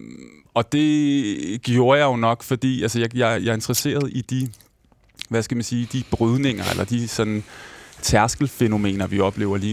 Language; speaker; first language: Danish; native; Danish